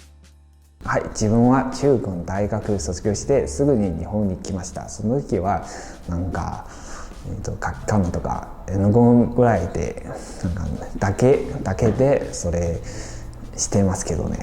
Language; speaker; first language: Japanese; non-native, fluent; Chinese